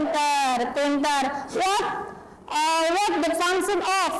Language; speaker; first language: English; non-native, learner; Indonesian